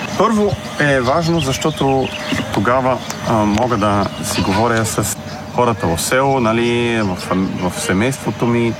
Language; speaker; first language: Bulgarian; non-native, fluent; German